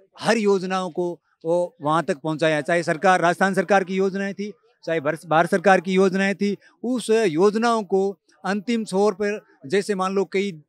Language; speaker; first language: Hindi; native; Hindi